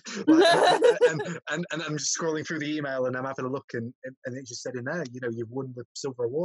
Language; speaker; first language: English; native; English